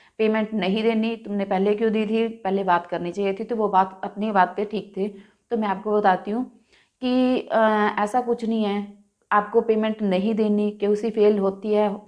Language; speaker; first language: Hindi; non-native, local second language; Punjabi